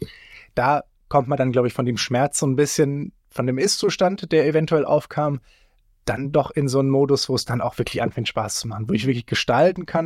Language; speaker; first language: German; native; German